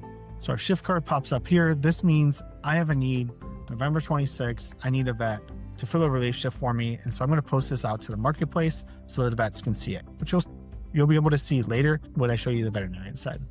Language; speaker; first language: English; native; English